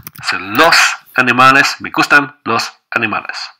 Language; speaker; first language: Spanish; non-native, fluent; English